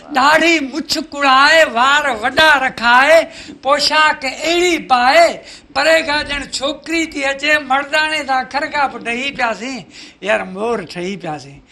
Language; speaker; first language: Sindhi; native; Sindhi